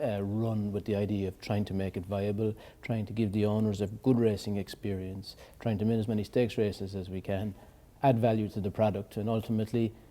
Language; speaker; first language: English; native; English